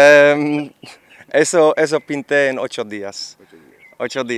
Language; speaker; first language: Spanish; non-native, fluent; Dutch